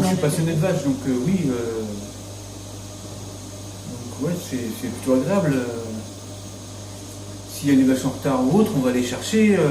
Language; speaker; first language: French; native; French